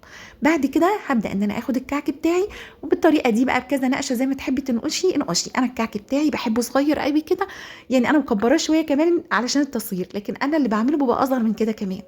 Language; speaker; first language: Arabic; native; Arabic